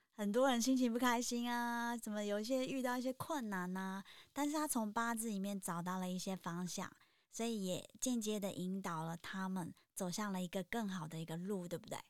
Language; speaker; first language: Chinese; native; Chinese